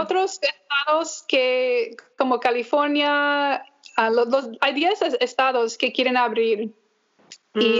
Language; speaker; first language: Spanish; early bilingual, heritage; English